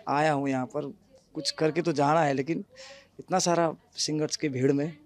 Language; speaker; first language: Hindi; non-native, local second language; Nepali